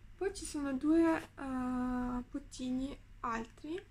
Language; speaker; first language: Italian; non-native, fluent; Ukrainian